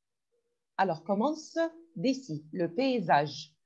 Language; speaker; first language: French; non-native, fluent; Arabic